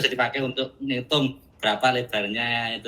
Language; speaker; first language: Indonesian; native; Indonesian